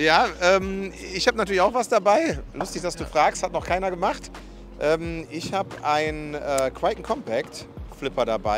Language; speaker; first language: German; native; German